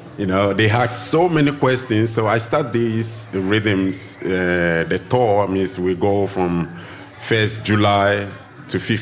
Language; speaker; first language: English; non-native, local second language; Ga